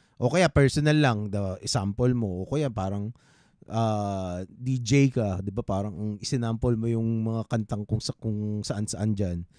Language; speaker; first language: Filipino; native; Filipino